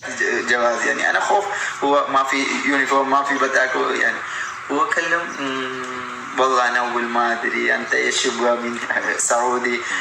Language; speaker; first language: Arabic; non-native, learner; Malayalam